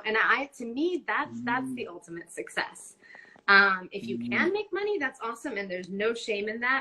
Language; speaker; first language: English; non-native, fluent; Spanish